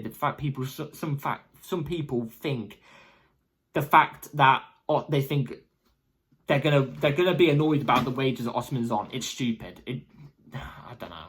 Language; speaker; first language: English; native; English